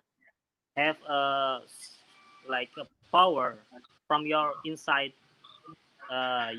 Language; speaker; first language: English; non-native, learner; Indonesian